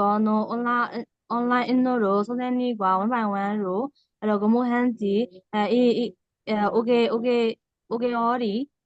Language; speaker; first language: Korean; non-native, learner; Burmese